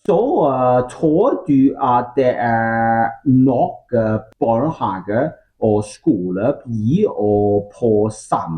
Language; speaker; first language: Norwegian; non-native, fluent; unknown